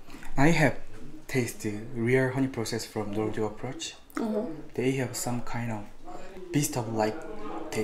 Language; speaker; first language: English; non-native, learner; Korean